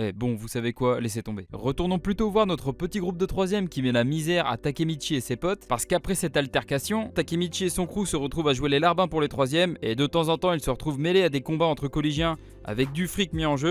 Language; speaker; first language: French; native; French